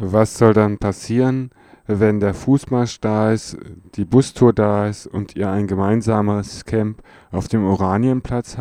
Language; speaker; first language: German; native; German